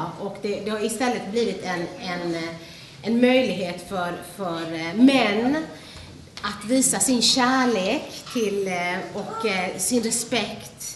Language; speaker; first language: Swedish; early bilingual, other home language; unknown